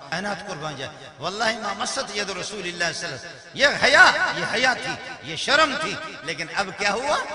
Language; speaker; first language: Urdu; non-native, local second language; Brahui